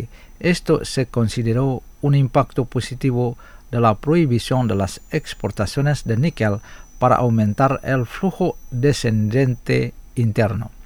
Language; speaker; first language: Spanish; non-native, fluent; Indonesian